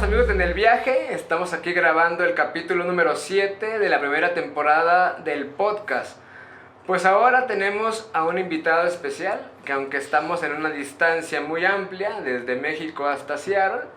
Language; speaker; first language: Spanish; native; Spanish